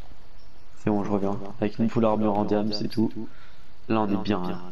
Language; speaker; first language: French; native; French